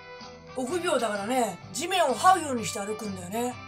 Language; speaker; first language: Japanese; native; Japanese